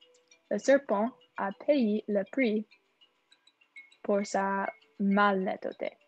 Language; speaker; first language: French; non-native, learner; English